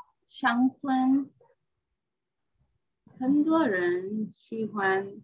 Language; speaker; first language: Chinese; non-native, learner; English